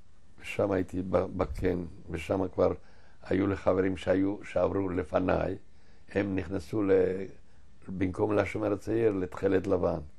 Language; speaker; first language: Hebrew; non-native, fluent; Ladino